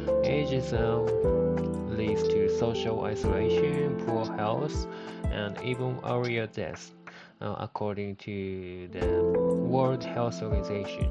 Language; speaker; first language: English; non-native, learner; Japanese